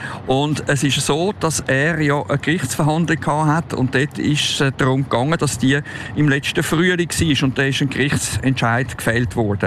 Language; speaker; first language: German; native; German